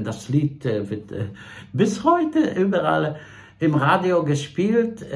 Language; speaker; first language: German; non-native, fluent; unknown